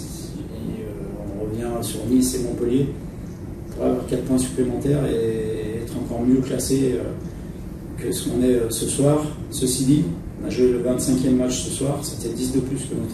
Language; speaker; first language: French; native; French